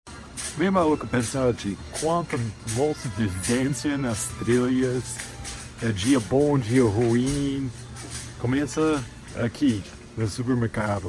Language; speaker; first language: Portuguese; non-native, fluent; English